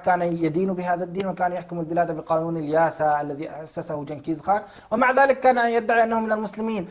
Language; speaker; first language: Arabic; native; Arabic